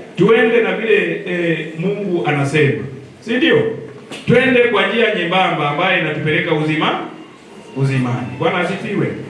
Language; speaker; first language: Swahili; non-native, local second language; Luyia